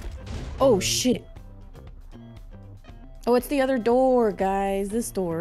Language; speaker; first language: English; native; English